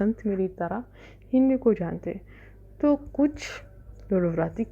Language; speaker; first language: Hindi; non-native, fluent; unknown